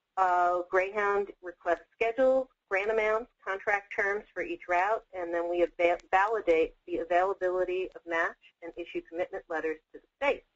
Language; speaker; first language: English; native; English